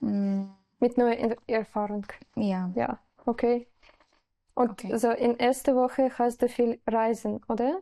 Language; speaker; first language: German; non-native, learner; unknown